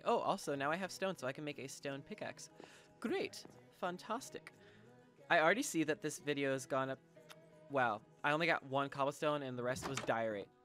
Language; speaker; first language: English; native; English